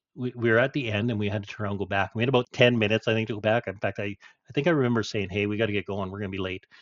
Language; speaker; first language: English; native; English